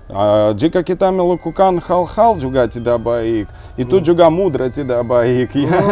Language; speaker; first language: Indonesian; non-native, learner; Russian